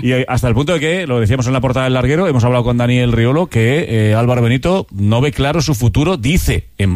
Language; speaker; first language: Spanish; native; Spanish